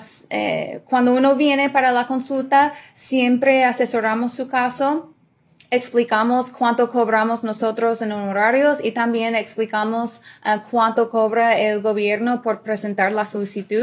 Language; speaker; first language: Spanish; early bilingual, other home language; English